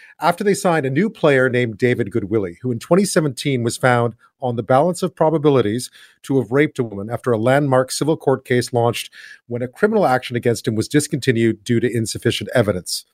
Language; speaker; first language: English; native; English